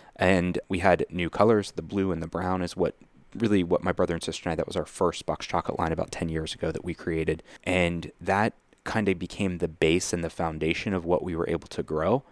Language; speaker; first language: English; native; English